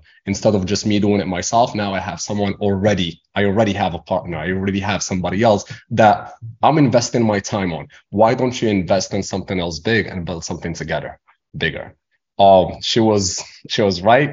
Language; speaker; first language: English; non-native, fluent; Arabic